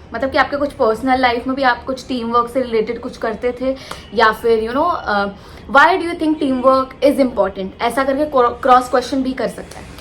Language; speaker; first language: Hindi; native; Hindi